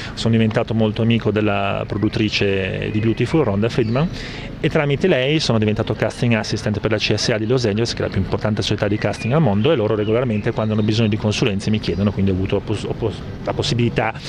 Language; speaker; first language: Italian; native; Italian